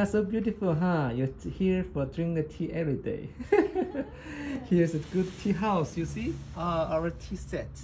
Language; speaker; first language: English; non-native, learner; Chinese